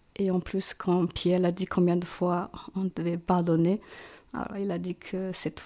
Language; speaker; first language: French; non-native, fluent; Cantonese